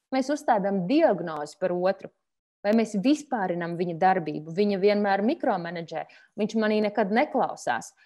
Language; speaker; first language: Latvian; native; Latvian